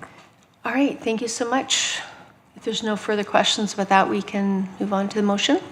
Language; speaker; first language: English; native; English